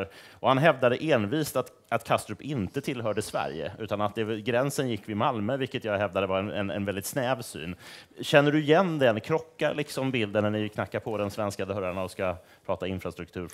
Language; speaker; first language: Swedish; native; Swedish